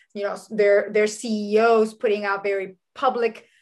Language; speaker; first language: English; early bilingual, other home language; Spanish